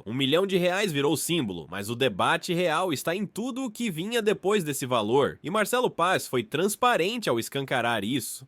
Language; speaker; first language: Portuguese; native; Portuguese